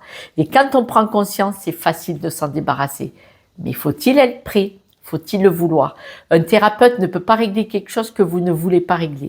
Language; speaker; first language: French; native; French